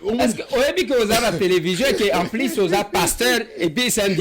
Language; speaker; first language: French; non-native, local second language; Lingala